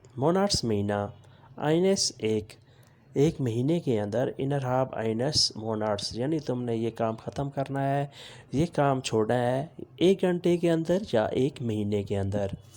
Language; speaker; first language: Urdu; native; Urdu